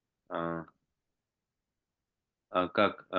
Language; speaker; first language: Russian; native; Russian